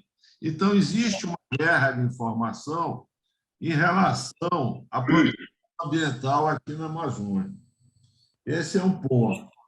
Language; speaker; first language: Portuguese; native; Portuguese